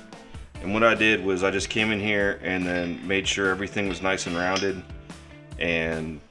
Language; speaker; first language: English; native; English